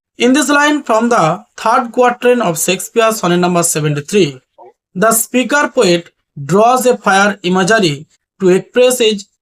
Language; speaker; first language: English; non-native, local second language; Bangla